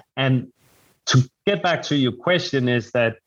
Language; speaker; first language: English; non-native, fluent; Danish